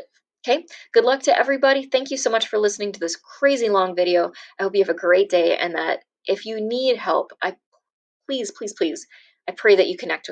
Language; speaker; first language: English; native; English